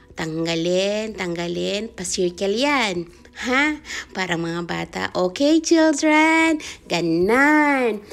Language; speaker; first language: Filipino; non-native, local second language; Iloko